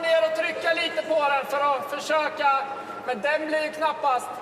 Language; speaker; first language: Swedish; native; Swedish